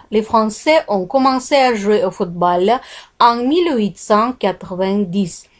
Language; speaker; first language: French; non-native, fluent; Kazakh